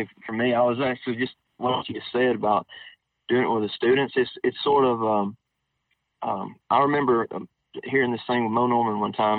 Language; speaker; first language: English; native; English